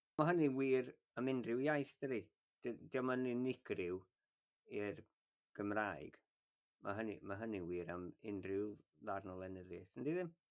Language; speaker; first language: Welsh; native; Welsh